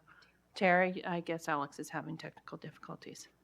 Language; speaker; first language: English; native; English